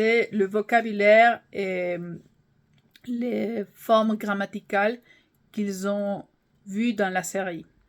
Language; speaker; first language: French; non-native, fluent; English